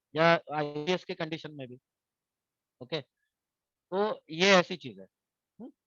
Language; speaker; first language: Hindi; non-native, local second language; Marathi